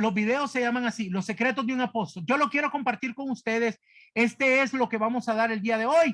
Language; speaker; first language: Spanish; native; Spanish